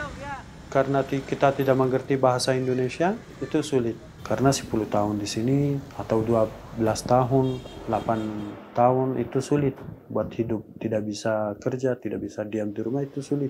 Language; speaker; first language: Indonesian; non-native, learner; Persian